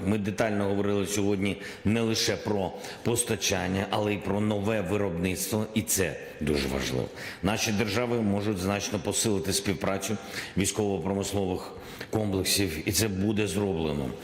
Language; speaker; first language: Ukrainian; non-native, local second language; Russian